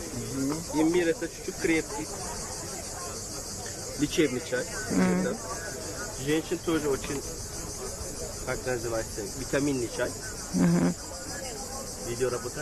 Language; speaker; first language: Russian; non-native, learner; Turkish